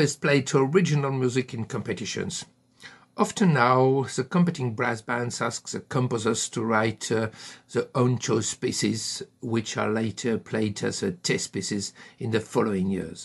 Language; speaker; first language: English; non-native, fluent; French